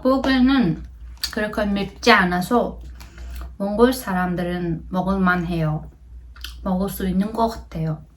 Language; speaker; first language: Korean; non-native, learner; Mongolian